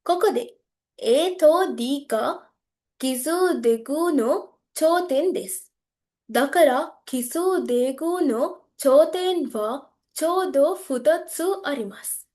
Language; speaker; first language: Japanese; non-native, learner; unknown